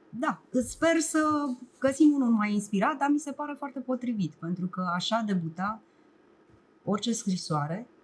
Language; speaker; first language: Romanian; native; Romanian